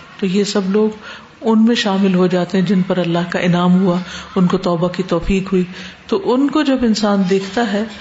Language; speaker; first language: Urdu; native; Urdu